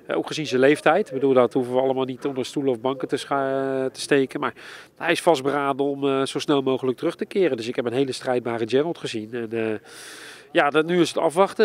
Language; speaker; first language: Dutch; native; Dutch